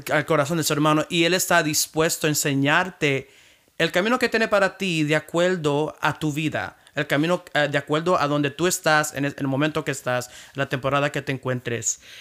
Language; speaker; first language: Spanish; early bilingual, heritage; Spanish